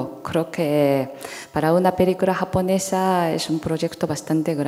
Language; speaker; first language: Spanish; non-native, fluent; Japanese